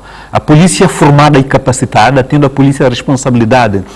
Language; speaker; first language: Portuguese; native; Portuguese